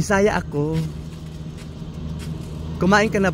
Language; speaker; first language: Filipino; non-native, local second language; Cebuano